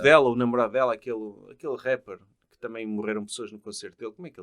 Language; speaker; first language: Portuguese; native; Portuguese